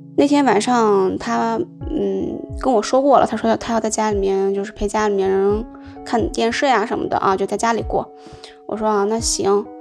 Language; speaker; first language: Chinese; native; Chinese